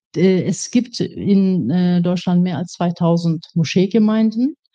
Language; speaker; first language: German; native; German